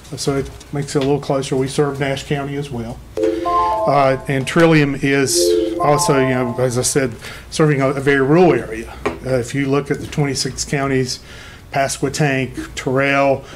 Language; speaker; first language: English; native; English